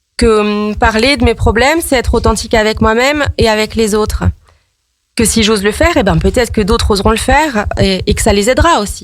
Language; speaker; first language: French; native; French